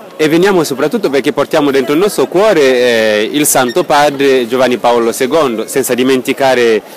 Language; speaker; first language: Italian; non-native, fluent; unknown